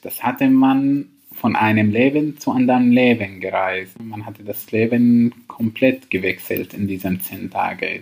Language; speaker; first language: German; non-native, learner; Arabic